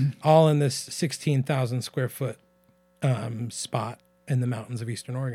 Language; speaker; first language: English; native; English